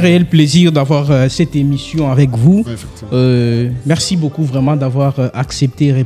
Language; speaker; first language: French; non-native, local second language; Lingala